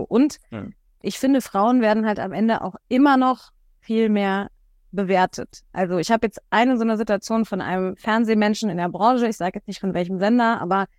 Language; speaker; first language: German; native; German